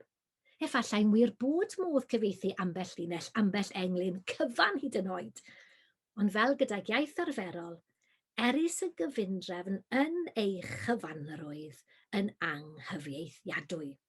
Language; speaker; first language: Welsh; native; Welsh